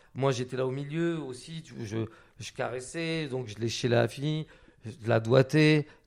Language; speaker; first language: French; native; French